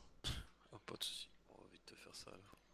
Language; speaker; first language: French; native; French